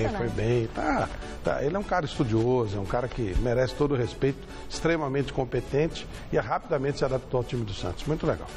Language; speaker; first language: Portuguese; native; Portuguese